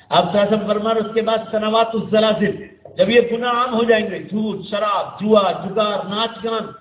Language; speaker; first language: Urdu; non-native, local second language; Gujarati